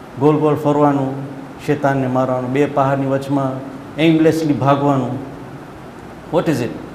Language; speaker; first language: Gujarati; early bilingual, heritage; Gujarati